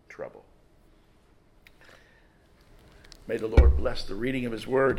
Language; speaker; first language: English; native; English